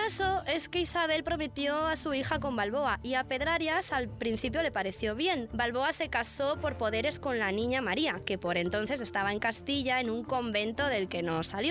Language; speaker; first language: Spanish; native; Spanish